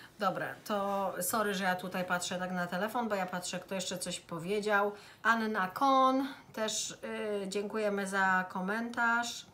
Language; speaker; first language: Polish; native; Polish